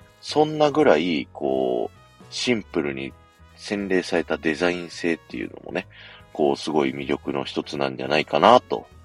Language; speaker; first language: Japanese; native; Japanese